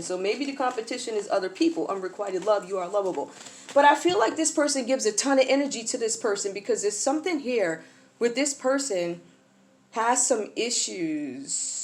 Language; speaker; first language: English; native; English